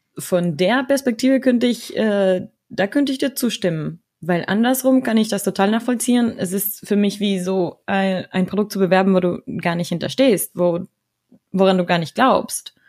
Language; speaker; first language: German; early bilingual, other home language; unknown